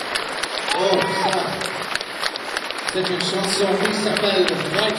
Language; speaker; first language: French; non-native, learner; English